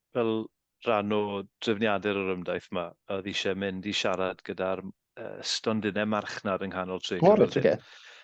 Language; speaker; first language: Welsh; native; Welsh